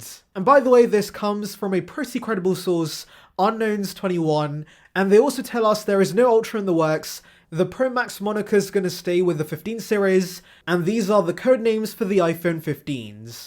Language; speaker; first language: English; native; English